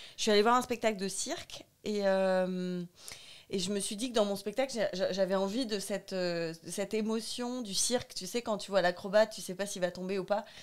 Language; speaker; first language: French; native; French